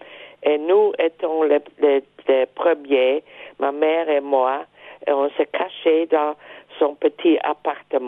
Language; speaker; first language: French; non-native, fluent; German